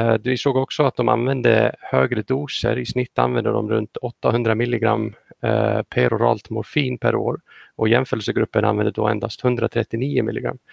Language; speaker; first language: Swedish; non-native, fluent; Icelandic